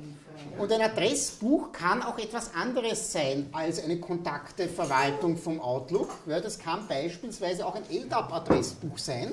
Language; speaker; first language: German; native; German